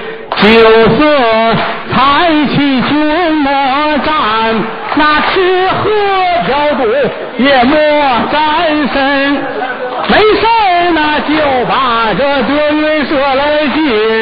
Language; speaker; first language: Chinese; native; Chinese